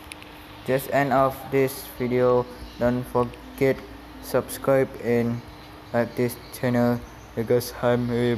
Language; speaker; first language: English; non-native, learner; Indonesian